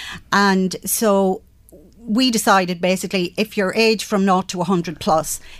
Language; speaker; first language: English; native; English